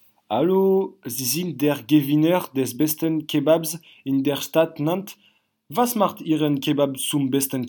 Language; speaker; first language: German; non-native, learner; French